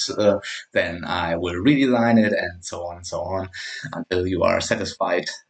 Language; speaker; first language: English; non-native, fluent; German